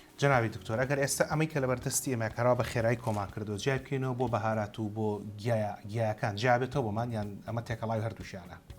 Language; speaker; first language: Central Kurdish; native; Central Kurdish